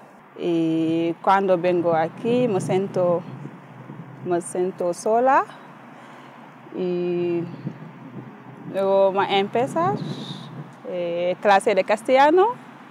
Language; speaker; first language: Spanish; non-native, learner; Wolof